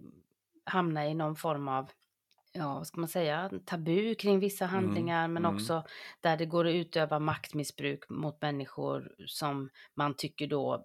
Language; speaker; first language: Swedish; native; Swedish